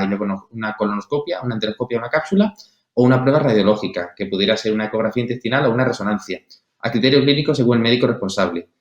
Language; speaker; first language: Spanish; native; Spanish